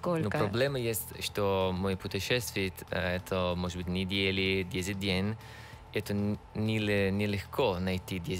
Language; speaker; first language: Russian; non-native, learner; Italian